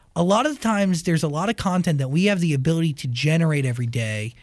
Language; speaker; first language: English; native; English